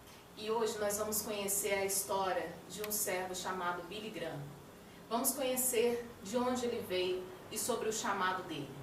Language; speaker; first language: Portuguese; native; Portuguese